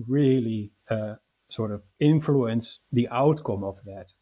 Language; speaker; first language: English; non-native, fluent; Dutch